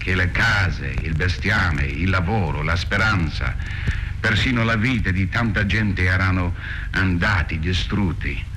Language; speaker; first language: Italian; non-native, fluent; Welsh